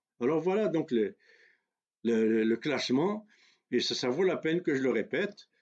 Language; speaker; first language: French; non-native, local second language; Kabyle